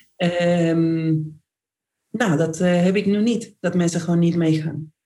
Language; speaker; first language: Dutch; non-native, fluent; Spanish